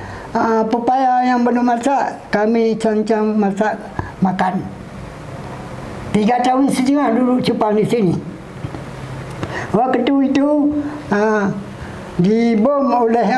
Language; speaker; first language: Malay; non-native, local second language; Achinese